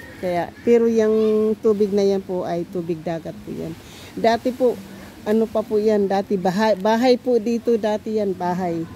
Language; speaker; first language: Filipino; non-native, local second language; Cebuano